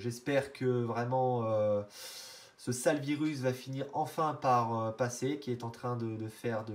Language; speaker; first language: French; native; French